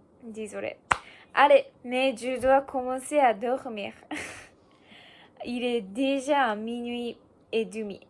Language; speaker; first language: French; non-native, learner; Japanese